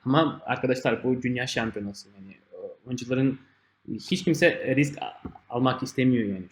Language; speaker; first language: Turkish; non-native, fluent; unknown